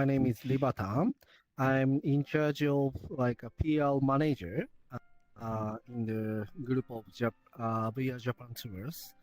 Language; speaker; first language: English; non-native, learner; Japanese